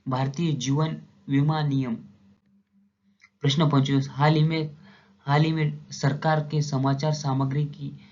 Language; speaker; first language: Hindi; non-native, local second language; Marathi